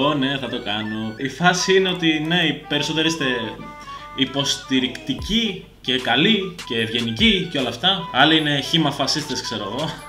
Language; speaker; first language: Greek; early bilingual, other home language; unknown